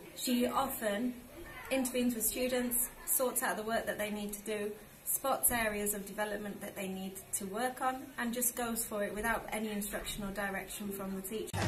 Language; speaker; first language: English; native; English